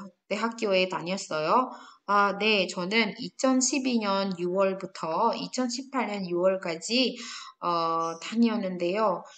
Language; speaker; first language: Korean; non-native, fluent; Indonesian